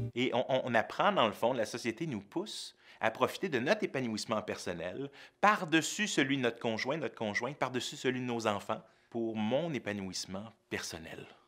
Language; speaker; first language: French; native; French